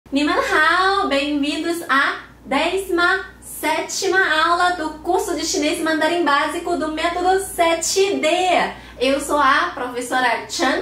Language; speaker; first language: Portuguese; non-native, fluent; Chinese